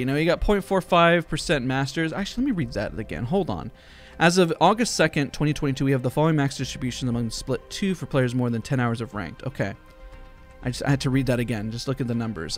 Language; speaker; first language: English; native; English